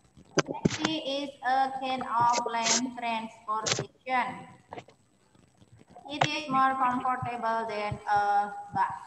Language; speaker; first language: English; non-native, learner; Indonesian